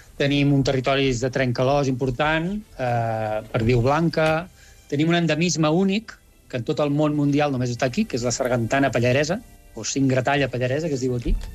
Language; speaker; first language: Catalan; native; Catalan